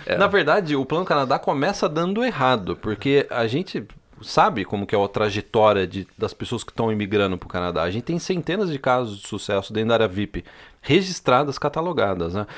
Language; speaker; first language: Portuguese; native; Portuguese